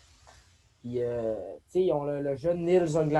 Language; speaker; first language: French; native; French